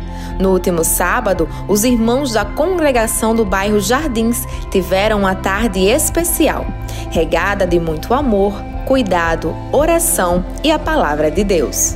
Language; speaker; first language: Portuguese; native; Portuguese